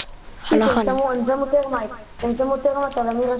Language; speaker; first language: Hebrew; native; Hebrew